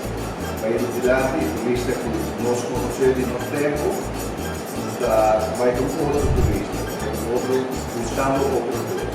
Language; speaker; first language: Portuguese; non-native, learner; Papiamento